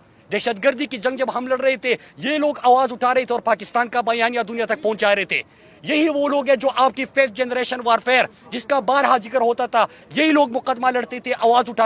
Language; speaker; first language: Urdu; native; Urdu